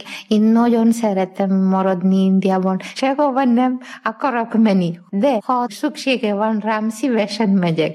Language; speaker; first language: Hungarian; non-native, learner; Malayalam